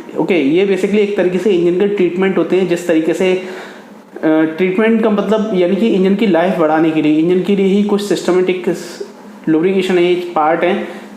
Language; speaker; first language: Hindi; native; Hindi